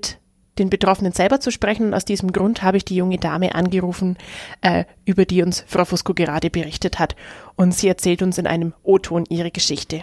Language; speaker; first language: German; native; German